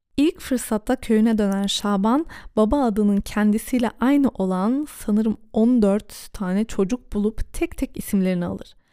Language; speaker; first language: Turkish; early bilingual, heritage; Turkish